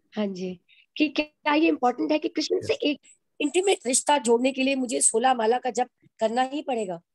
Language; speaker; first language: Hindi; native; Hindi